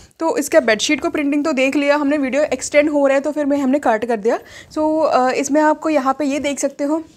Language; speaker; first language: Hindi; non-native, local second language; Telugu